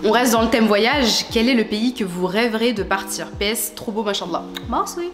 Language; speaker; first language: French; early bilingual, other home language; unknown